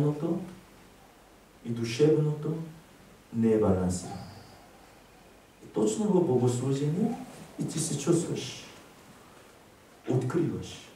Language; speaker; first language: Bulgarian; non-native, learner; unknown